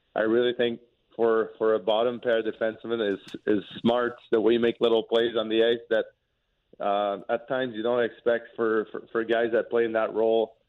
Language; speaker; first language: English; non-native, fluent; French